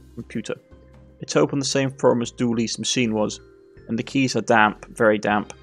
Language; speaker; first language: English; native; English